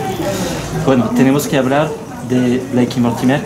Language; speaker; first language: Spanish; non-native, learner; French